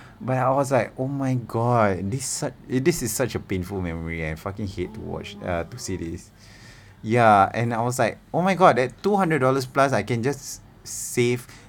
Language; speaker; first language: English; non-native, local second language; Malay